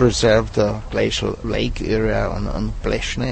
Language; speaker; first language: English; non-native, fluent; Czech